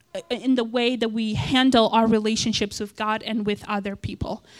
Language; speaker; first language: English; non-native, fluent; Romanian